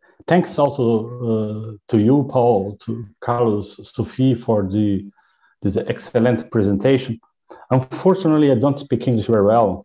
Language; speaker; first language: English; non-native, learner; Portuguese